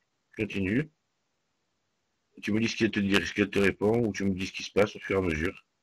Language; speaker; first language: French; native; French